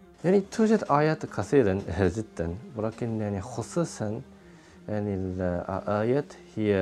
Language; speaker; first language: Arabic; non-native, learner; Japanese